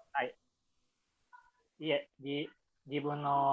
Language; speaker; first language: Japanese; non-native, learner; Indonesian